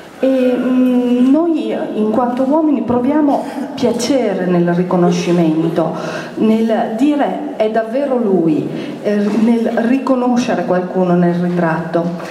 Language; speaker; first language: Italian; native; Italian